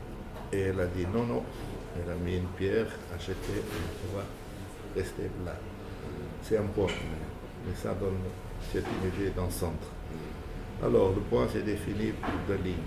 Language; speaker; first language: French; non-native, fluent; Portuguese